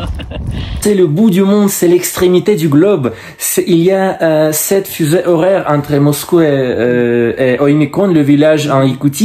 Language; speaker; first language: French; non-native, fluent; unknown